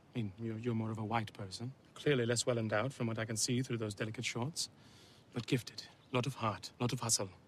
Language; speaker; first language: English; native; English